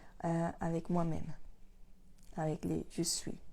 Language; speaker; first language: French; non-native, fluent; Spanish